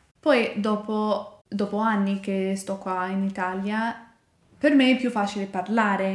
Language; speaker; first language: Italian; non-native, learner; English